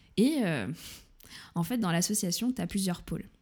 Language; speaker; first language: French; native; French